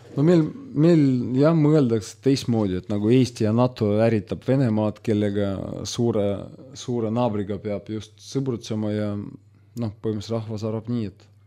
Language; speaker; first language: Estonian; non-native, local second language; Russian